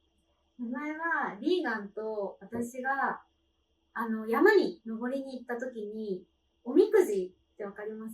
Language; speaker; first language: Japanese; native; Japanese